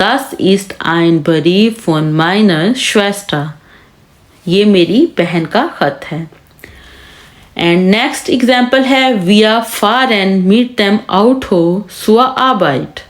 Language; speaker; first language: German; non-native, fluent; Urdu